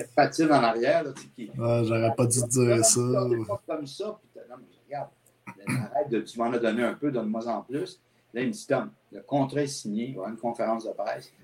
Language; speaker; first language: French; native; French